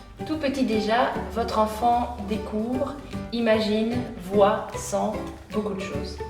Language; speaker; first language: French; native; French